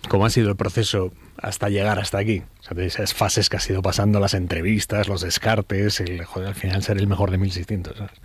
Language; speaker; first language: Spanish; native; Spanish